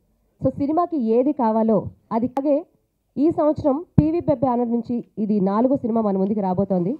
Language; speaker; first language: Telugu; native; Telugu